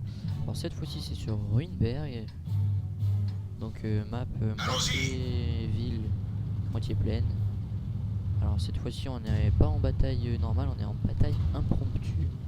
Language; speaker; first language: French; native; French